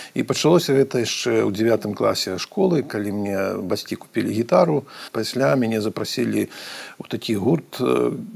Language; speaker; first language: Belarusian; native; Belarusian